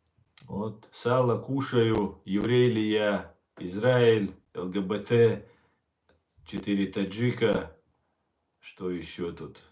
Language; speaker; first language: Russian; non-native, local second language; Chechen